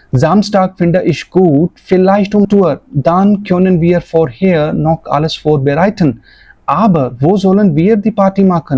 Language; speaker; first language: German; non-native, fluent; Hindi